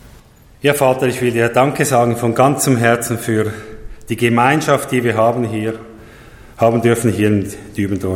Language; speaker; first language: German; native; German